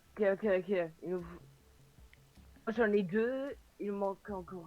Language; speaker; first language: French; native; French